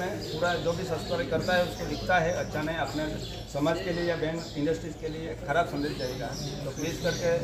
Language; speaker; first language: Hindi; non-native, local second language; Gujarati